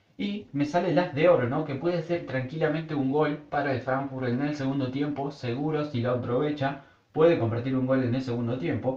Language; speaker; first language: Spanish; native; Spanish